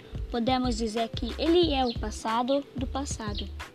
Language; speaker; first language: Portuguese; non-native, learner; Yoruba